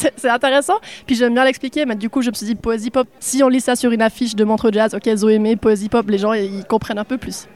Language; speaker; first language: French; non-native, local second language; Swiss German